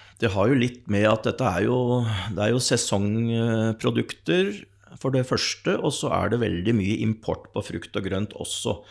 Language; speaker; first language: Norwegian; native; Norwegian